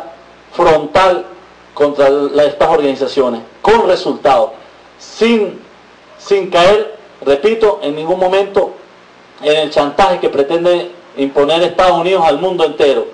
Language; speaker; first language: Spanish; native; Spanish